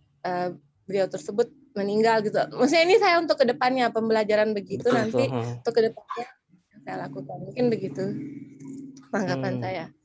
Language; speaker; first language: Indonesian; native; Indonesian